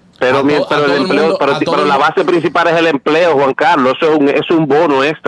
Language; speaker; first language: Spanish; native; Spanish